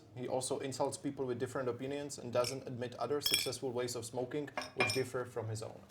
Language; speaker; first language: English; non-native, fluent; Czech